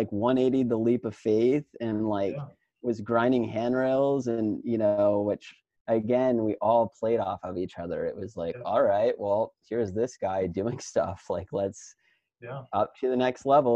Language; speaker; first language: English; native; English